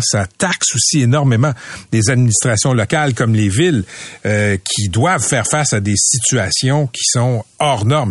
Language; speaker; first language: French; native; French